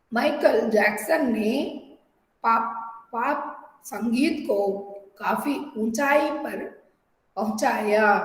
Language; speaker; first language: Hindi; non-native, local second language; Telugu